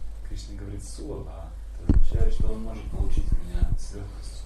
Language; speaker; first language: Russian; native; Russian